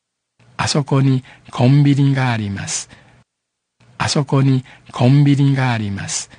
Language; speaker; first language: Japanese; non-native, fluent; Min Nan Chinese